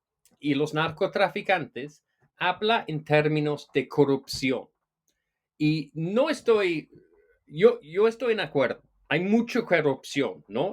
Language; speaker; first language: Spanish; non-native, fluent; English